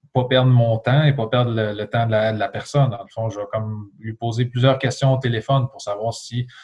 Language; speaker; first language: French; native; French